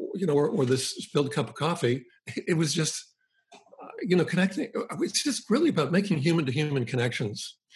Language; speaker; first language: English; native; English